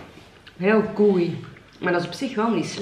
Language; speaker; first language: Dutch; native; Dutch